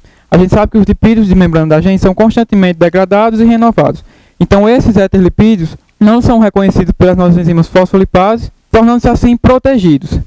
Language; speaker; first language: Portuguese; native; Portuguese